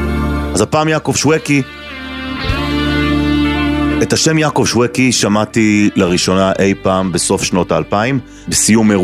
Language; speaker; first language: Hebrew; native; Hebrew